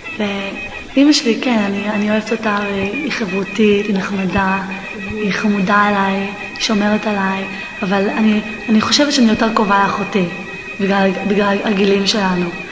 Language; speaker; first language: Hebrew; early bilingual, heritage; Hebrew